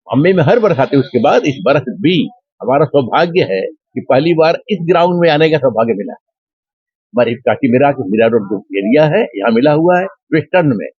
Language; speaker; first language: Hindi; native; Hindi